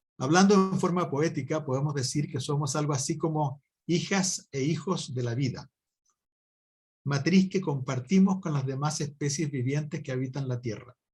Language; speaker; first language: Spanish; native; Spanish